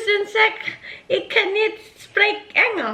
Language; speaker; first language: Dutch; non-native, learner; Filipino